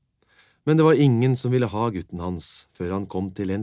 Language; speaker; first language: Norwegian; native; Norwegian